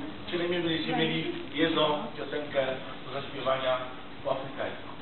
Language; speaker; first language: Polish; non-native, fluent; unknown